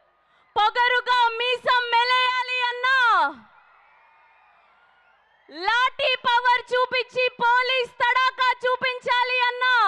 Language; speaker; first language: Telugu; native; Telugu